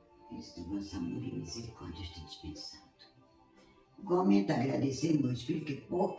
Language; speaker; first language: Portuguese; native; Portuguese